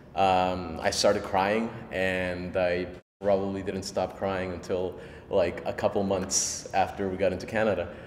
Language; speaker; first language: English; early bilingual, other home language; Spanish